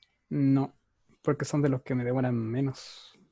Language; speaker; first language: Spanish; native; Spanish